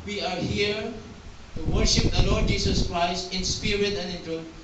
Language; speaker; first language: English; non-native, local second language; Filipino